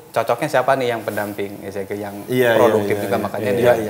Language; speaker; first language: Indonesian; native; Indonesian